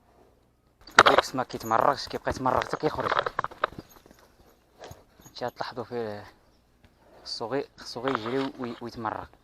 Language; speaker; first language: Arabic; native; Arabic